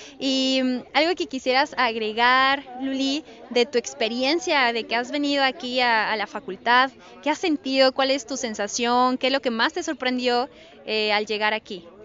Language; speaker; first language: Spanish; native; Spanish